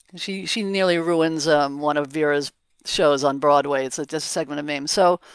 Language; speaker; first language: English; native; English